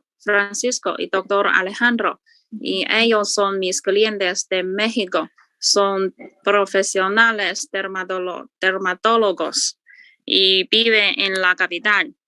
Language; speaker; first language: Spanish; non-native, learner; Chinese